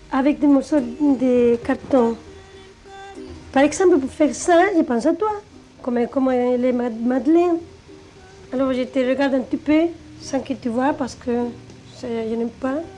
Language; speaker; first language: French; non-native, fluent; Spanish